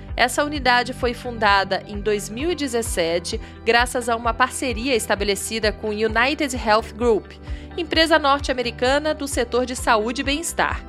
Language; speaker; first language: Portuguese; native; Portuguese